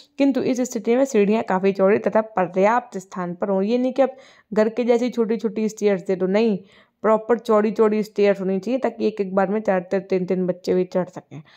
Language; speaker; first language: Hindi; native; Hindi